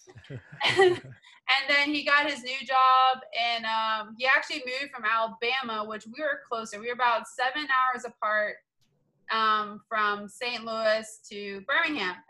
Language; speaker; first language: English; native; English